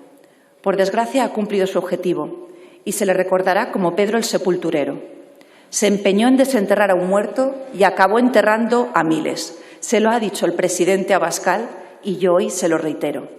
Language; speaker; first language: Spanish; native; Spanish